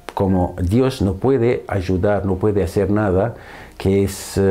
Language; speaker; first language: Spanish; non-native, fluent; Arabic